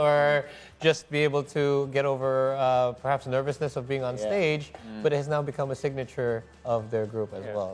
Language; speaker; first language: English; non-native, fluent; Indonesian